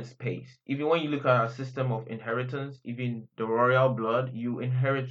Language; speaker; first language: English; non-native, local second language; Akan